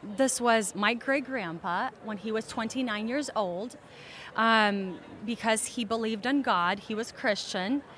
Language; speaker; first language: English; early bilingual, other home language; Russian